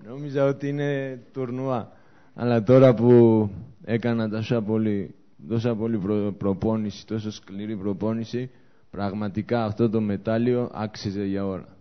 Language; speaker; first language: Greek; non-native, fluent; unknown